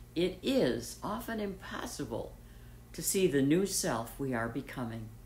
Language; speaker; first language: English; native; English